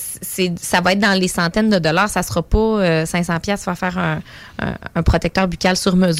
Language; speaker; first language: French; native; French